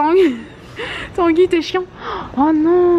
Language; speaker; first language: French; native; French